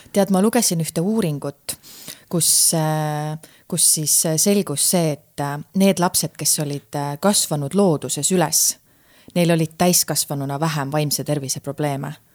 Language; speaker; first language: Estonian; native; Estonian